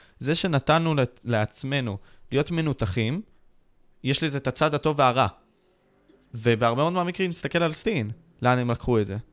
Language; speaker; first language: Hebrew; native; Hebrew